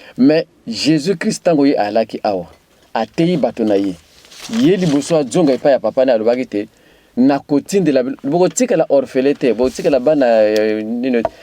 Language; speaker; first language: Lingala; non-native, local second language; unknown